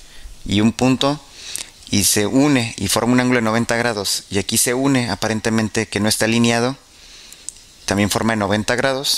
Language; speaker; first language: Spanish; native; Spanish